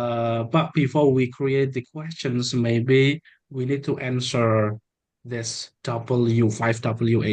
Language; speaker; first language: English; non-native, learner; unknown